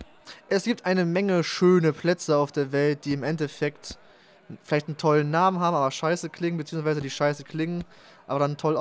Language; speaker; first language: German; native; German